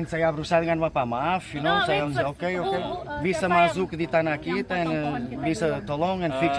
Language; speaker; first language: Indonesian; non-native, learner; English